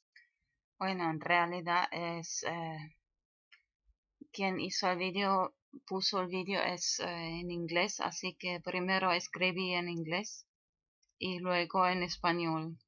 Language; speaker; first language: Spanish; non-native, fluent; German